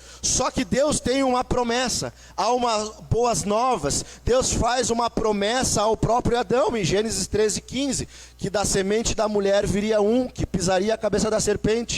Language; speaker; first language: Portuguese; native; Portuguese